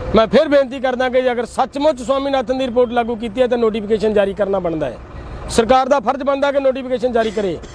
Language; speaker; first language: Hindi; non-native, local second language; Punjabi